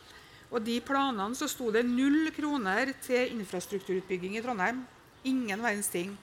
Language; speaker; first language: Norwegian; native; Norwegian